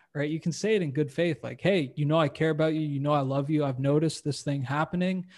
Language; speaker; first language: English; native; English